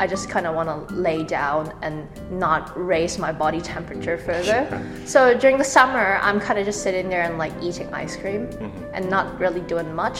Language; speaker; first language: English; native; English